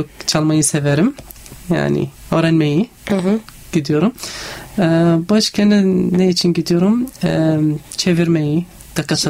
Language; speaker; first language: Turkish; non-native, learner; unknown